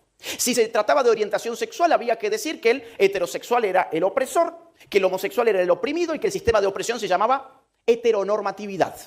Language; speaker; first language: Spanish; native; Spanish